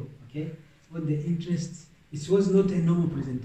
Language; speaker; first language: English; non-native, local second language; Swahili